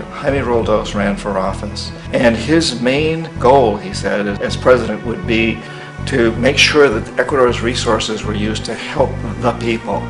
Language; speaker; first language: English; native; English